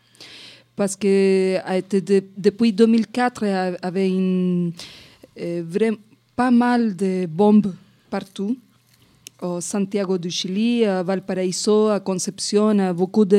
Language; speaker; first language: French; non-native, fluent; Spanish